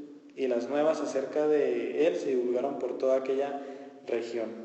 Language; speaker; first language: Spanish; native; Spanish